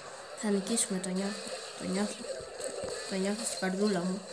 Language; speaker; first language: Greek; early bilingual, heritage; Greek